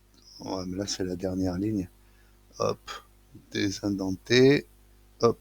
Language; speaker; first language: French; native; French